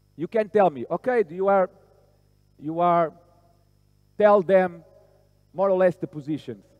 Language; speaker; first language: English; non-native, fluent; Portuguese